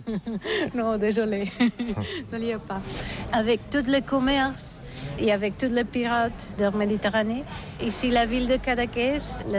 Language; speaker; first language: French; non-native, learner; Catalan